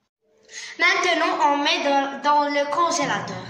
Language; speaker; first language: French; non-native, learner; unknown